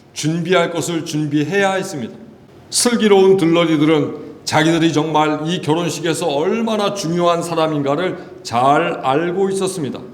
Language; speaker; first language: Korean; native; Korean